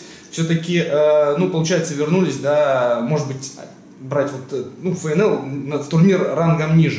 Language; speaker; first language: Russian; native; Russian